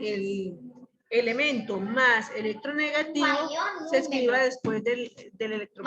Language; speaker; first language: Spanish; native; Spanish